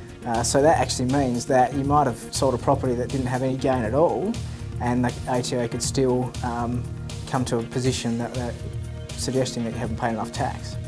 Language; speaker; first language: English; native; English